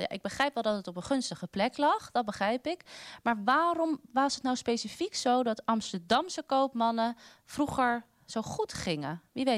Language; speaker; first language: Dutch; native; Dutch